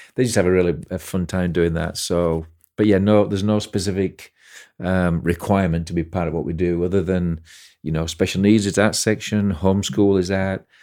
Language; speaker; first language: English; native; English